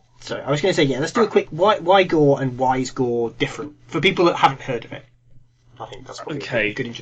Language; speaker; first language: English; native; English